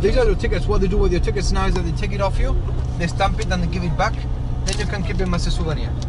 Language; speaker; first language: English; non-native, local second language; Spanish